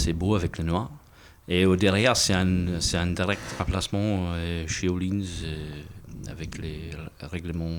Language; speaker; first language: French; non-native, fluent; English